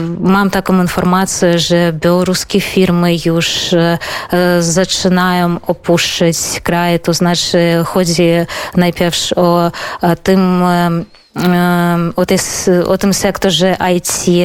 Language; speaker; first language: Polish; non-native, fluent; Belarusian